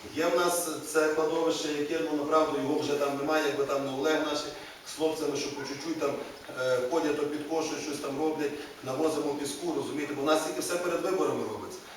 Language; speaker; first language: Ukrainian; native; Ukrainian